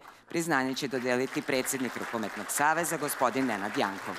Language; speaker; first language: Serbian; native; Serbian